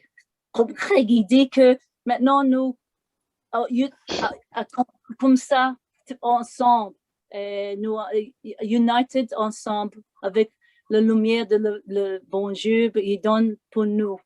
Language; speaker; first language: French; non-native, learner; English